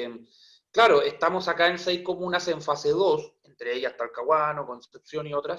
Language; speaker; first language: Spanish; native; Spanish